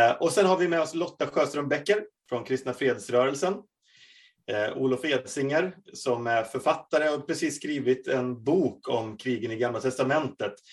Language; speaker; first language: Swedish; native; Swedish